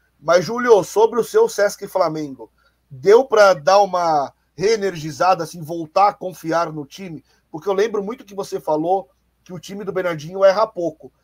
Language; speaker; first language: Portuguese; native; Portuguese